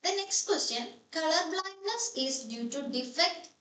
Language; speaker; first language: English; non-native, local second language; Malayalam